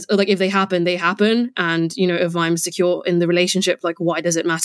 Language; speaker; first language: English; non-native, local second language; Cantonese